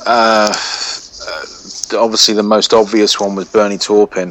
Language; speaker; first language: English; native; English